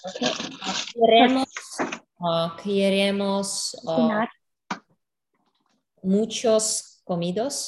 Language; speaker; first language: Spanish; non-native, learner; English